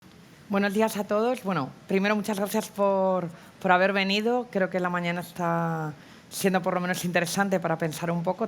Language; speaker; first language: Spanish; native; Spanish